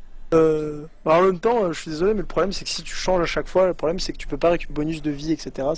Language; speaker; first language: French; native; French